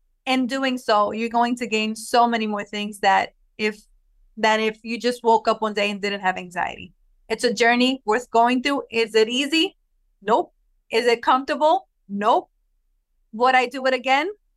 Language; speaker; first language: English; non-native, local second language; Spanish